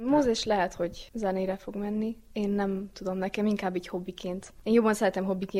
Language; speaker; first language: Hungarian; native; Hungarian